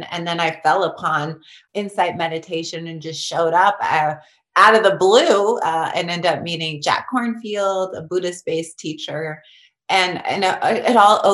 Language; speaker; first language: English; native; English